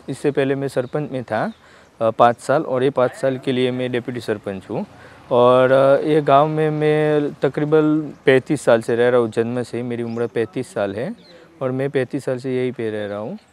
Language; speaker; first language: Hindi; non-native, local second language; Gujarati